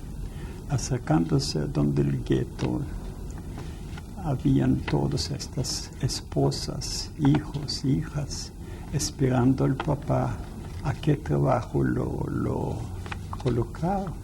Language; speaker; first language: Spanish; non-native, fluent; Yiddish